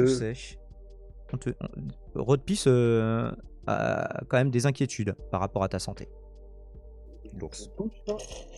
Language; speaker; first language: French; native; French